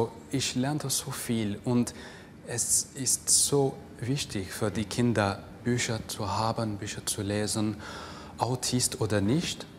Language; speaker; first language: German; non-native, fluent; English